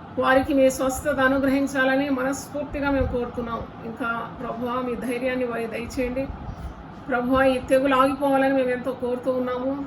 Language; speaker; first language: Telugu; non-native, local second language; Malayalam